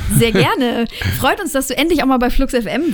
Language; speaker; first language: German; native; German